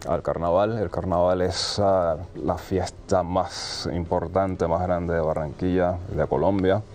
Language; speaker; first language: Spanish; native; Spanish